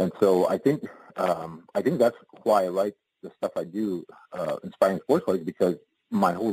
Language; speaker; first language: English; native; English